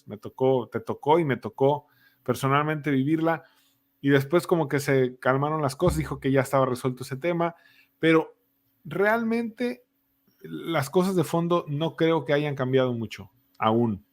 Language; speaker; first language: Spanish; native; Spanish